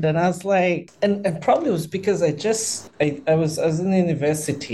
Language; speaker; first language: English; non-native, local second language; Bangla